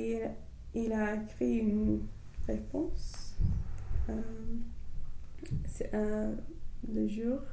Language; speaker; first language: French; non-native, learner; English